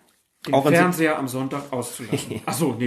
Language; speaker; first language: German; native; German